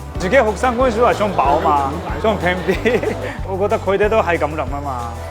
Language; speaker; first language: Cantonese; non-native, fluent; Japanese